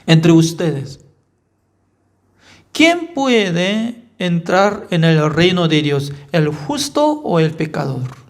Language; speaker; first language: Spanish; non-native, learner; Korean